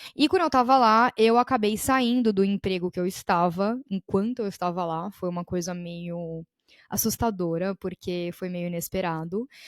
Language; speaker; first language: Portuguese; native; Portuguese